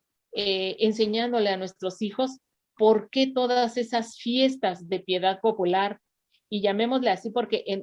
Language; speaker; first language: Spanish; native; Spanish